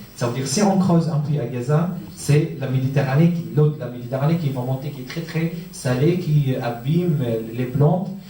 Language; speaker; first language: French; non-native, fluent; Arabic